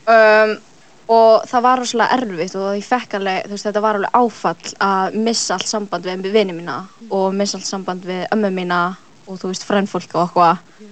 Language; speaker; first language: Icelandic; early bilingual, other home language; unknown